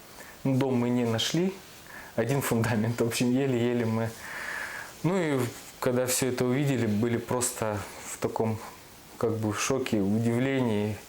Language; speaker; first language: Russian; native; Russian